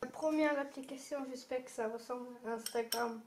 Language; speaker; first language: French; native; French